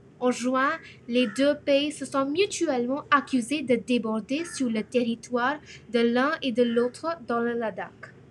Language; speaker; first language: French; non-native, learner; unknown